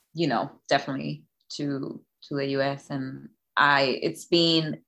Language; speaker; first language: English; non-native, fluent; Spanish